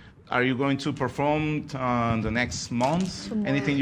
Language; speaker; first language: English; non-native, fluent; Spanish